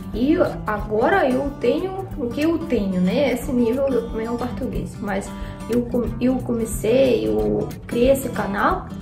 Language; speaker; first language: Portuguese; non-native, fluent; Russian